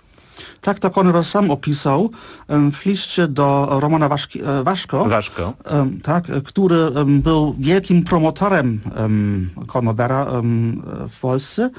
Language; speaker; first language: Polish; non-native, fluent; German